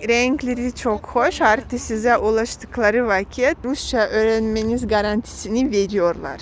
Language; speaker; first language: Turkish; non-native, fluent; Russian